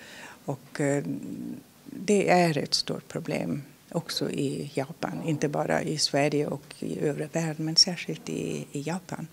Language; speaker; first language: Swedish; non-native, fluent; German